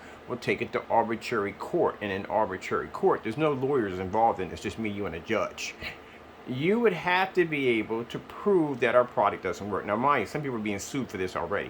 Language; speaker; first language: English; native; English